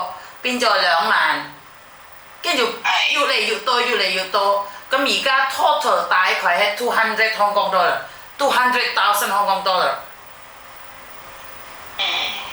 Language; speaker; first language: Cantonese; non-native, fluent; Indonesian